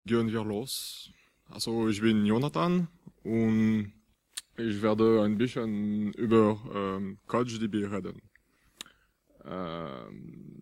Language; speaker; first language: German; non-native, fluent; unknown